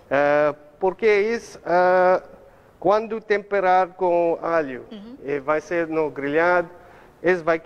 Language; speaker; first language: Portuguese; non-native, learner; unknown